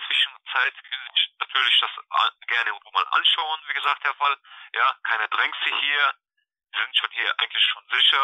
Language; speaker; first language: German; non-native, learner; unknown